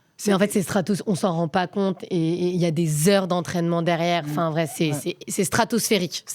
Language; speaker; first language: French; native; French